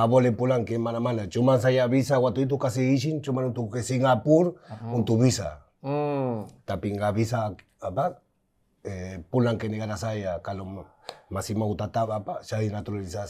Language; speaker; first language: Indonesian; non-native, fluent; Spanish